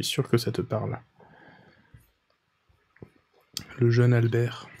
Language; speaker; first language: French; native; French